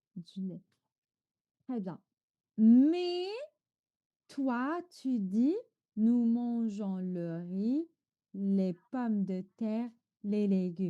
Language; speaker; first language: French; non-native, fluent; Chinese